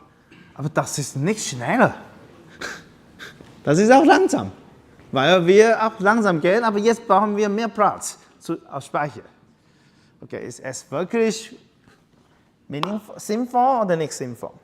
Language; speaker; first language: German; non-native, learner; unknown